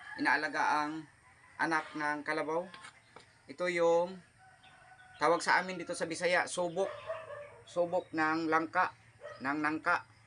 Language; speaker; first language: Filipino; non-native, local second language; Cebuano